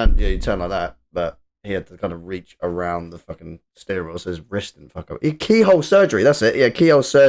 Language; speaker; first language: English; native; English